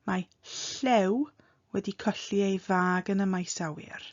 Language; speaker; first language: Welsh; non-native, fluent; English